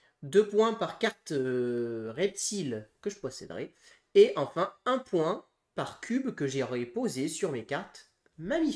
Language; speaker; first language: French; native; French